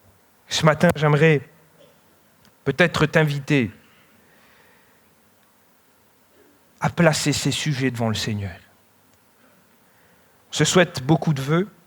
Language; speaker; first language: French; native; French